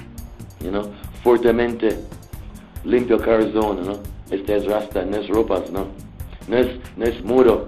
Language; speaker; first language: Spanish; non-native, learner; English